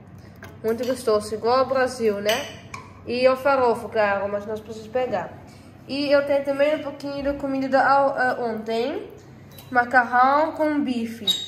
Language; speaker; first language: Portuguese; non-native, learner; Dutch